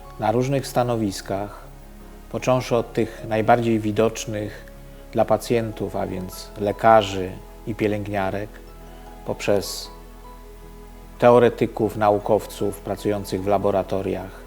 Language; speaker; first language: Polish; native; Polish